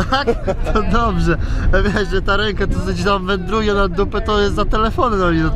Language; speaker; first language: Polish; native; Polish